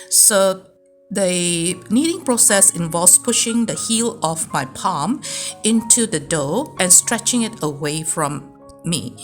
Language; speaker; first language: English; native; English